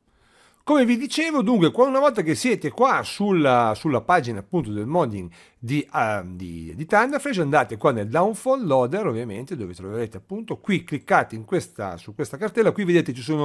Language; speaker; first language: Italian; native; Italian